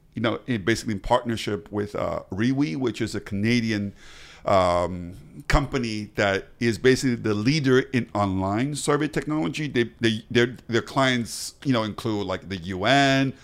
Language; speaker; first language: English; early bilingual, other home language; Chinese